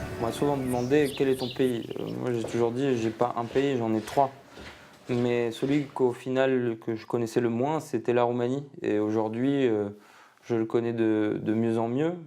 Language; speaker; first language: French; early bilingual, other home language; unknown